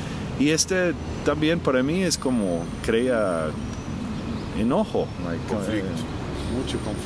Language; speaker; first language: Spanish; non-native, fluent; English